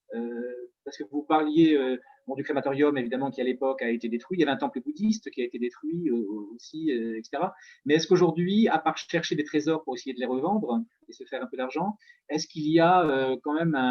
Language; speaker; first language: French; native; French